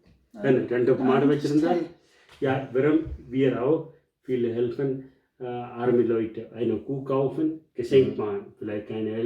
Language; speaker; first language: German; non-native, learner; Tamil